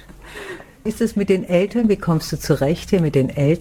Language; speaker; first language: German; native; German